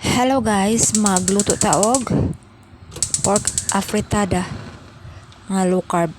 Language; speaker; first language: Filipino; non-native, local second language; Cebuano